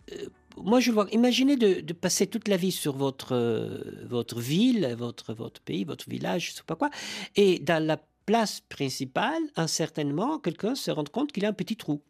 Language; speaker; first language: French; non-native, fluent; Italian